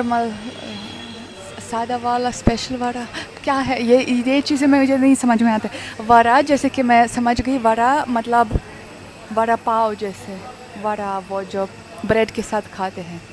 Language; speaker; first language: Hindi; non-native, learner; Russian